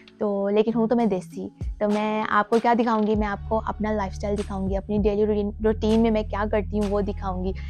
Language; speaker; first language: Urdu; native; Urdu